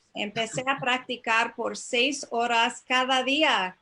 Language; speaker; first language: Spanish; non-native, learner; English